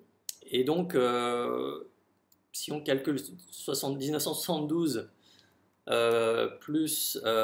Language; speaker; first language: French; native; French